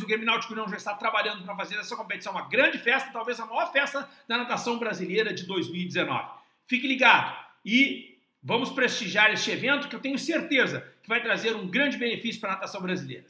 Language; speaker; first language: Portuguese; native; Portuguese